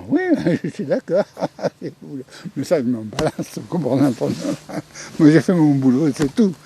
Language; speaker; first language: French; native; French